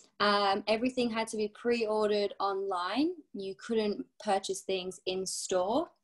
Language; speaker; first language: English; native; English